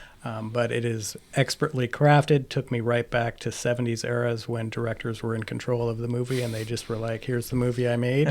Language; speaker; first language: English; native; English